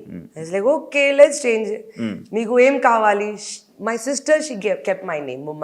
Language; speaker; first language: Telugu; non-native, fluent; Hindi